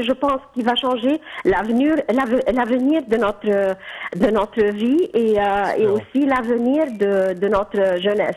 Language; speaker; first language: French; non-native, fluent; Arabic